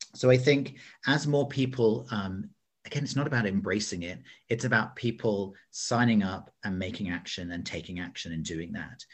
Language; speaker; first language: English; native; English